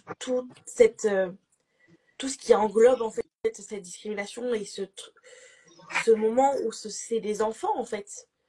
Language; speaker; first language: French; native; French